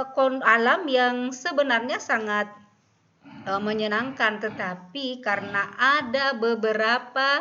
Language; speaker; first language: Indonesian; native; Indonesian